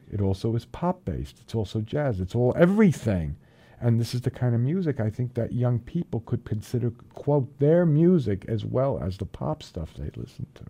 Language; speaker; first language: English; native; English